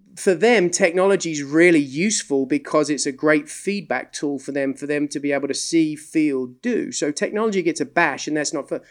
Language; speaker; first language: English; native; English